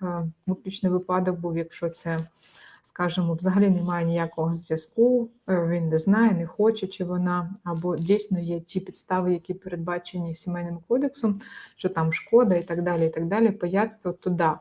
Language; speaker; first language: Ukrainian; native; Ukrainian